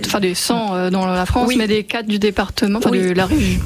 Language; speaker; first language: French; native; French